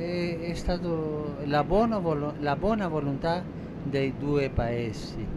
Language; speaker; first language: Italian; non-native, fluent; Spanish